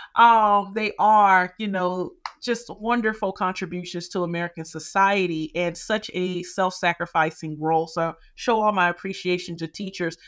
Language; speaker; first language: English; native; English